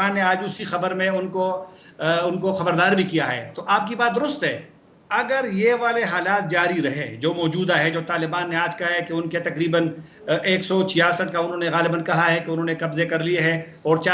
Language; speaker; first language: Hindi; non-native, local second language; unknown